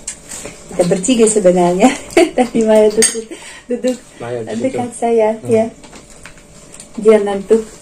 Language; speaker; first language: Indonesian; non-native, learner; Russian